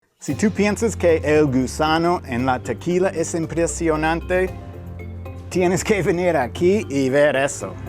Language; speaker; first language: Spanish; non-native, fluent; English